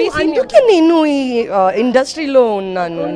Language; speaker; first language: Telugu; non-native, learner; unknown